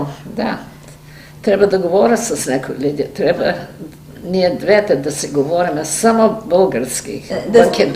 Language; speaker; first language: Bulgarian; early bilingual, heritage; Macedonian